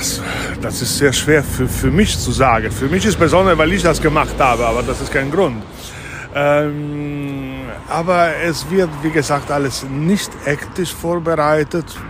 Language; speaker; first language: German; non-native, fluent; Italian